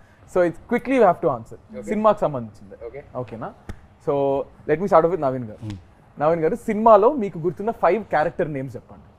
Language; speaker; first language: Telugu; native; Telugu